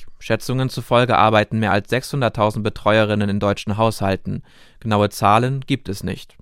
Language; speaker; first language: German; native; German